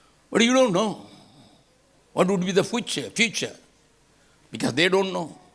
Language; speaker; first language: English; non-native, local second language; Tamil